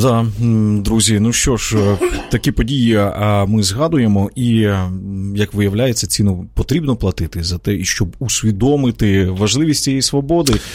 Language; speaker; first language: Ukrainian; native; Ukrainian